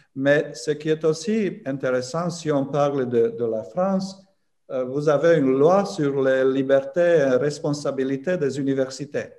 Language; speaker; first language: French; non-native, fluent; Romanian